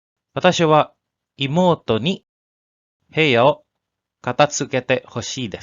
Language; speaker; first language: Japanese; non-native, learner; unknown